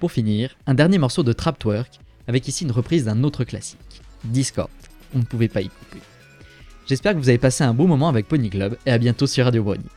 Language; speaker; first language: French; native; French